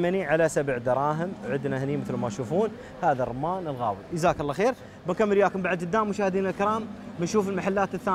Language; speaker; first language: Arabic; native; Arabic